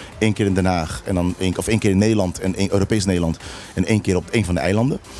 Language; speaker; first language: Dutch; non-native, local second language; Papiamento